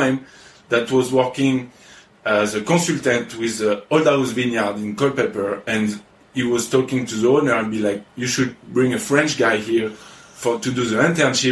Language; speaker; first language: English; non-native, fluent; French